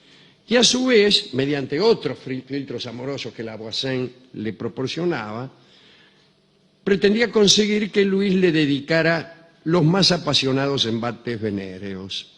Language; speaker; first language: Spanish; native; Spanish